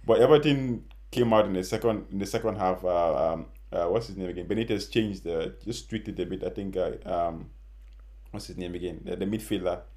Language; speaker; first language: English; non-native, local second language; Wolof